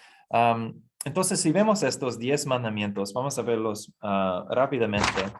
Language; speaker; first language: Spanish; non-native, fluent; English